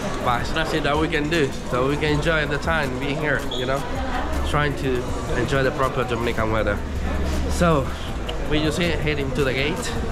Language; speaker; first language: English; non-native, fluent; Spanish